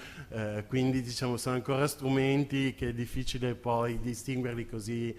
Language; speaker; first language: Italian; native; Italian